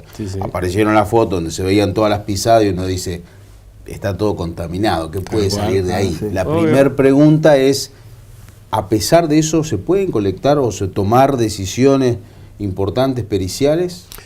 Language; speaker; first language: Spanish; native; Spanish